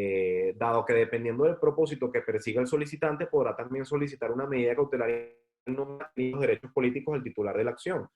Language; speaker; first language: Spanish; native; Spanish